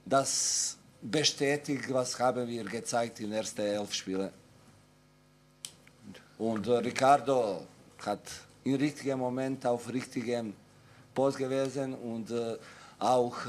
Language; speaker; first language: German; non-native, fluent; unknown